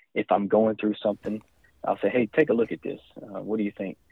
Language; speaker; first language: English; native; English